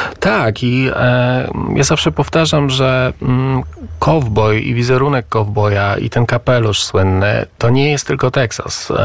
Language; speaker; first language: Polish; native; Polish